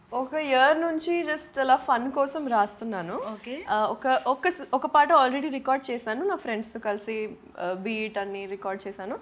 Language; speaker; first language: Telugu; non-native, local second language; Urdu